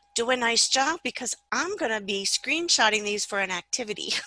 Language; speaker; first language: English; native; English